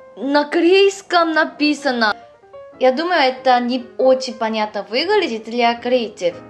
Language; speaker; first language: Russian; non-native, fluent; Korean